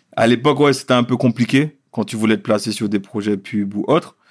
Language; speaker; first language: French; native; French